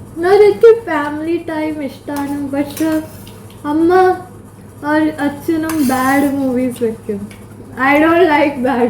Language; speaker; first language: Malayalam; early bilingual, heritage; Malayalam